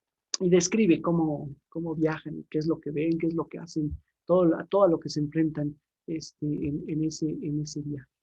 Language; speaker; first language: Spanish; native; Spanish